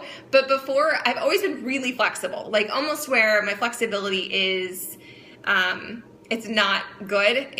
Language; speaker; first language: English; native; English